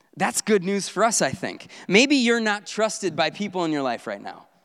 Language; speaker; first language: English; native; English